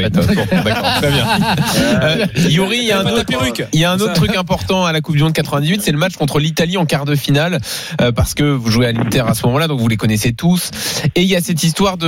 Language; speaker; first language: French; native; French